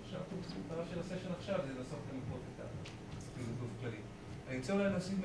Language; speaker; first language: Hebrew; native; Hebrew